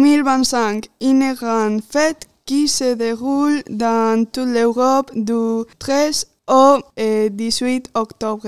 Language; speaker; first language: French; non-native, fluent; Galician